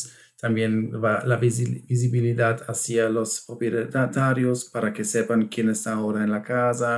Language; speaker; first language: Spanish; non-native, fluent; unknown